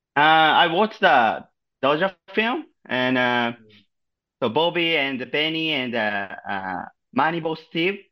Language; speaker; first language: English; non-native, learner; Japanese